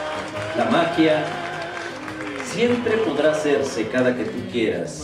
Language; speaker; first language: Spanish; native; Spanish